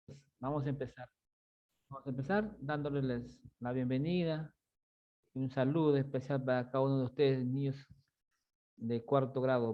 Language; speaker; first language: Spanish; native; Spanish